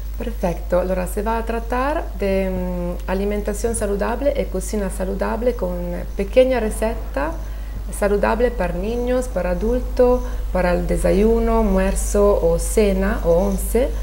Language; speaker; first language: Spanish; non-native, learner; Italian